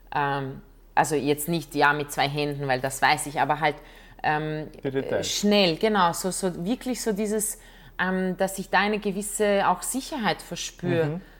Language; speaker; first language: German; non-native, fluent; Croatian